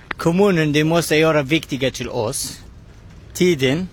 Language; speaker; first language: Swedish; non-native, learner; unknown